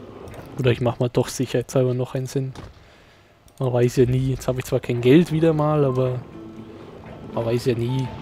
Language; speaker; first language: German; native; German